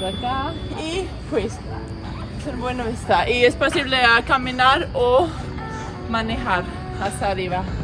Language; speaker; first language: Spanish; non-native, learner; English